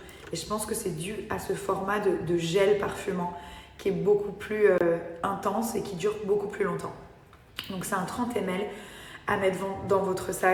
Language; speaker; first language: French; native; French